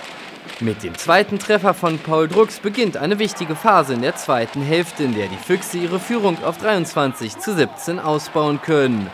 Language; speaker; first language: German; native; German